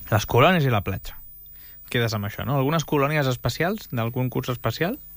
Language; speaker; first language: Catalan; native; Catalan